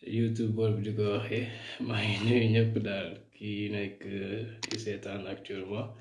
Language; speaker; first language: Wolof; non-native, local second language; Fula